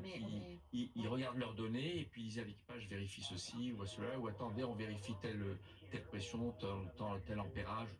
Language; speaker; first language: French; native; French